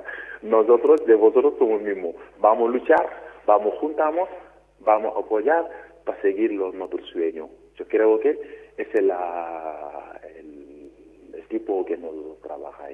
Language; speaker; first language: Spanish; non-native, learner; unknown